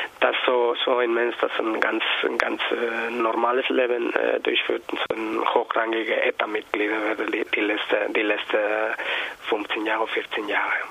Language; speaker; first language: German; non-native, learner; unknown